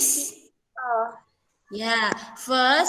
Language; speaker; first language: English; non-native, fluent; Indonesian